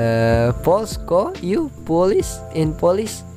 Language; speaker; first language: English; non-native, learner; Indonesian